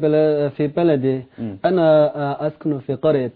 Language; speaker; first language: Arabic; non-native, learner; Chinese